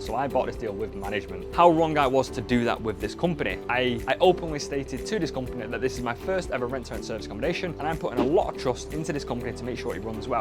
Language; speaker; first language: English; native; English